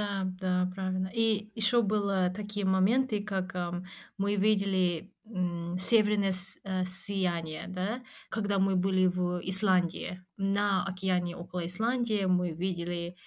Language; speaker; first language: Russian; non-native, fluent; Japanese